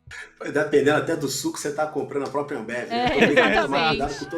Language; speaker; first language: Portuguese; native; Portuguese